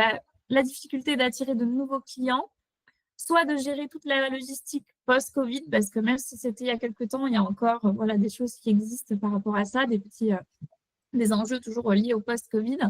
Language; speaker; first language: French; native; French